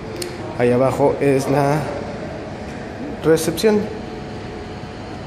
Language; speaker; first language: Spanish; native; Spanish